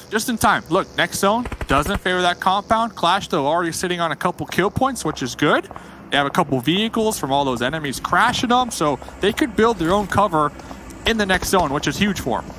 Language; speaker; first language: English; native; English